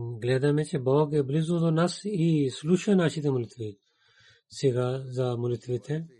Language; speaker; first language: Bulgarian; non-native, learner; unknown